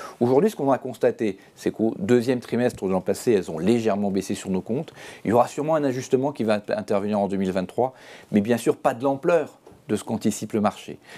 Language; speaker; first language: French; native; French